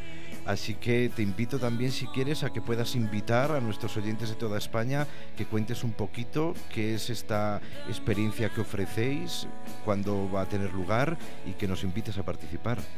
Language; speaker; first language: Spanish; native; Spanish